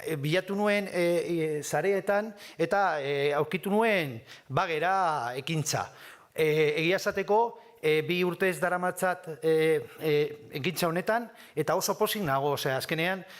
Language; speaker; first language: Basque; non-native, local second language; Spanish